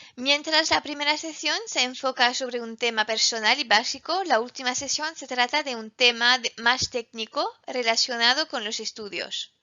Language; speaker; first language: Spanish; non-native, fluent; French